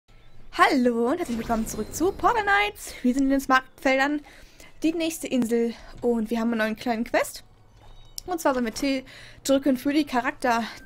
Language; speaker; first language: German; native; German